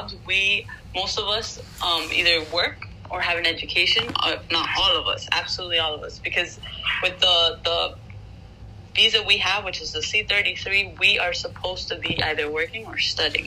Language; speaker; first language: English; non-native, fluent; Spanish